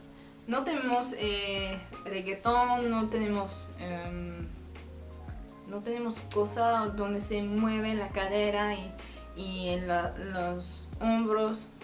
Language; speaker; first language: Spanish; non-native, learner; French